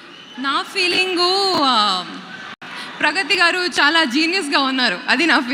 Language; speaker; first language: Telugu; non-native, learner; Kannada